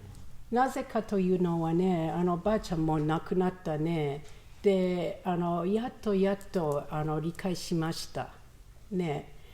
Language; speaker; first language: Japanese; non-native, learner; English